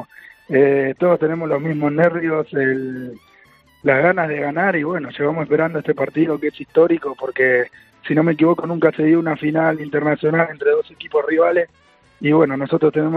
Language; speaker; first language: Spanish; native; Spanish